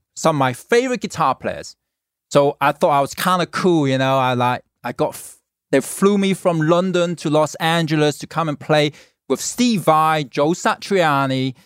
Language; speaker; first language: English; non-native, local second language; Cantonese